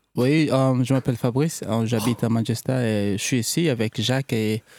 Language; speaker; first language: English; early bilingual, other home language; French